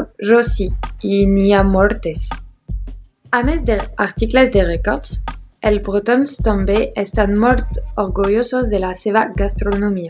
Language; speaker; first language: Catalan; non-native, learner; French